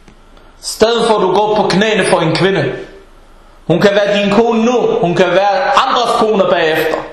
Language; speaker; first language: Danish; early bilingual, other home language; Arabic